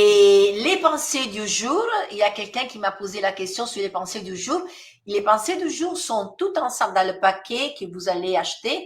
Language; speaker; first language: French; non-native, fluent; Italian